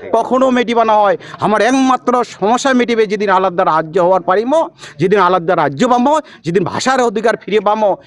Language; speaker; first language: Bangla; non-native, local second language; Rangpuri